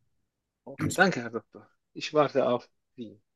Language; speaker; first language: German; non-native, learner; Turkish